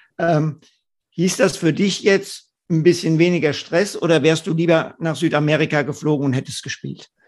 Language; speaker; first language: German; native; German